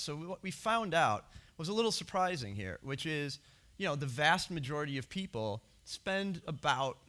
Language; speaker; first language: English; native; English